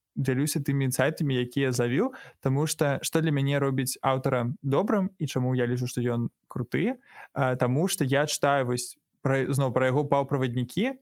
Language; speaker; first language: Belarusian; non-native, local second language; Russian